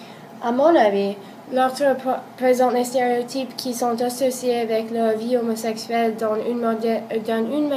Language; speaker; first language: French; non-native, learner; English